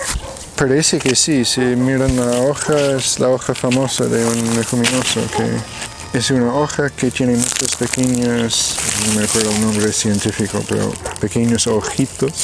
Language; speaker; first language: Spanish; non-native, fluent; English